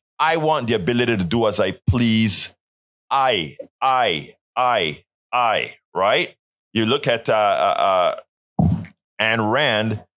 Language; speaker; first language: English; non-native, fluent; Spanish